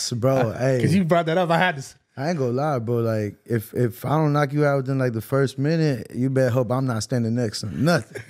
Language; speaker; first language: English; native; English